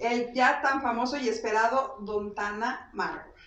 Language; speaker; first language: Spanish; native; Spanish